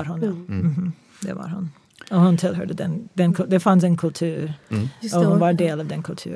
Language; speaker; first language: Swedish; non-native, fluent; English